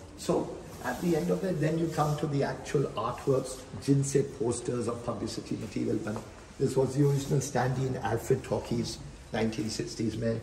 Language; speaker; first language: English; non-native, local second language; Hindi